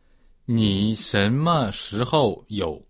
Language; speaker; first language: Chinese; non-native, learner; Portuguese